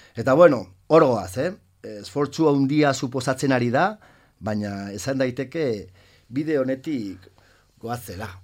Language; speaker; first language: Basque; non-native, local second language; Spanish